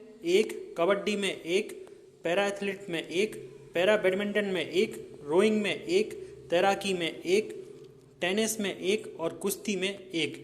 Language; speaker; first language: Hindi; native; Hindi